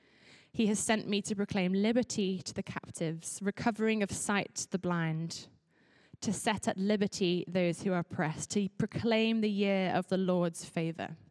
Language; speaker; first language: English; native; English